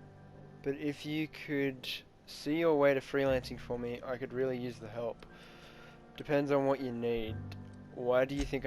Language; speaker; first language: English; native; English